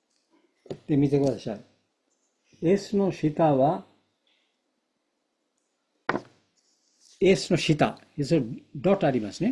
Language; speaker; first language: Japanese; non-native, fluent; Bangla